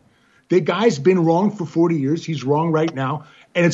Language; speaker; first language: English; native; English